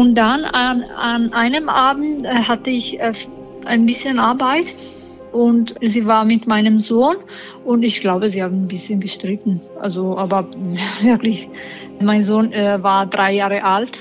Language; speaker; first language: German; non-native, learner; Italian